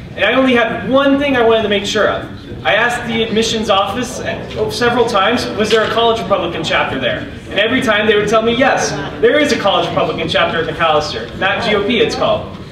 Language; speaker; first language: English; native; English